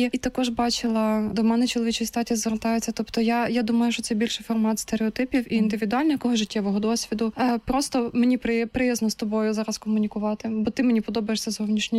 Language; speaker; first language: Ukrainian; native; Ukrainian